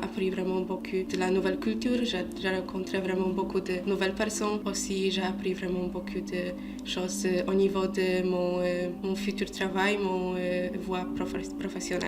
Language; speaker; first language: French; non-native, fluent; Polish